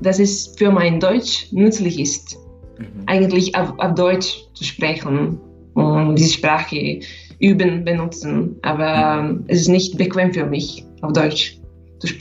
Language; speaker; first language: German; non-native, learner; Slovak